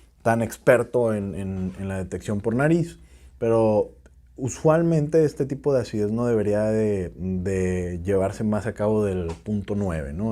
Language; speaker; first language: Spanish; native; Spanish